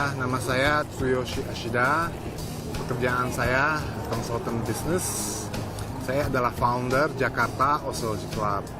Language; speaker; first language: Indonesian; non-native, fluent; Japanese